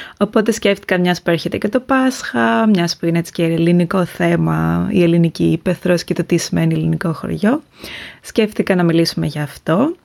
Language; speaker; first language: Greek; native; Greek